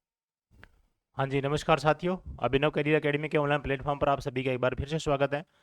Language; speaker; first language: Hindi; native; Hindi